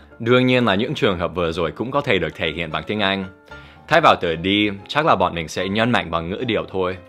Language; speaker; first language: Vietnamese; non-native, fluent; English